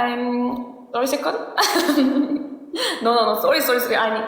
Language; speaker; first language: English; non-native, learner; Korean